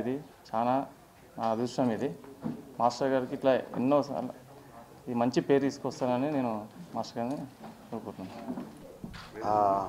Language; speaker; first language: Telugu; native; Telugu